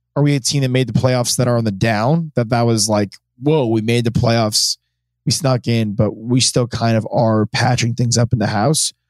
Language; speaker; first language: English; native; English